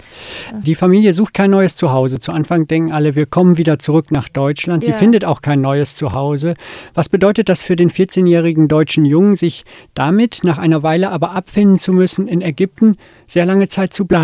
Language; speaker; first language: German; native; German